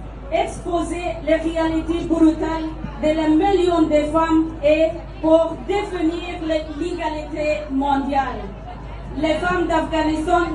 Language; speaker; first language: French; non-native, fluent; Persian